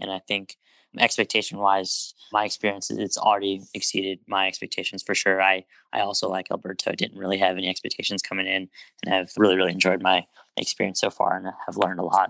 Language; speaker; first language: English; native; English